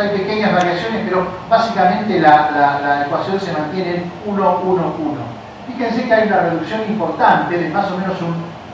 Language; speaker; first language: Spanish; native; Spanish